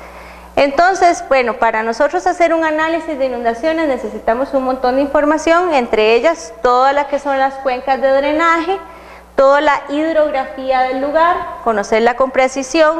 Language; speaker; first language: Spanish; native; Spanish